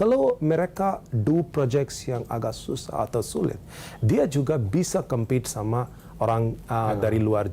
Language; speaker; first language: Indonesian; non-native, learner; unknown